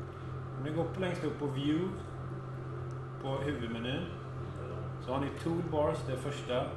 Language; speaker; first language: Swedish; native; Swedish